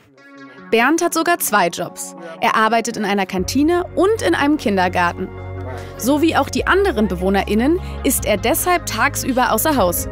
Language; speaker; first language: German; native; German